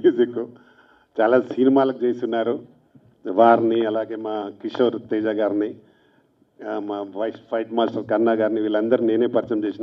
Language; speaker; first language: Telugu; native; Telugu